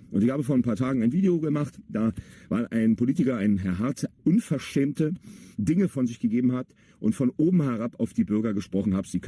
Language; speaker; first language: German; native; German